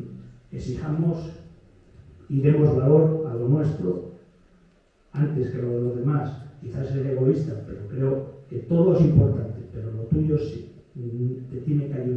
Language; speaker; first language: Spanish; native; Spanish